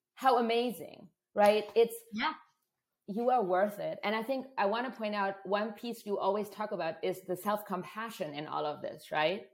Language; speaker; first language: English; non-native, fluent; German